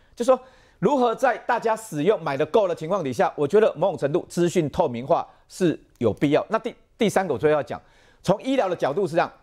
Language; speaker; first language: Chinese; native; Chinese